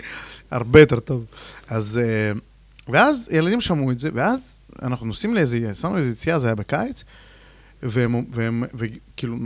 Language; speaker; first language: Hebrew; non-native, fluent; Russian